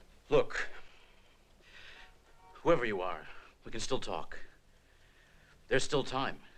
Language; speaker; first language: English; early bilingual, other home language; Spanish